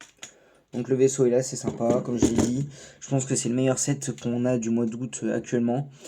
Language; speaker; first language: French; native; French